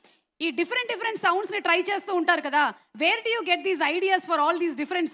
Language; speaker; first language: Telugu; native; Telugu